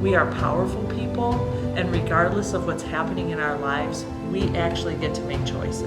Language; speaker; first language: English; native; English